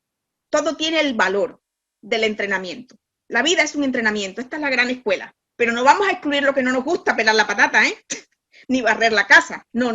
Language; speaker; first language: Spanish; native; Spanish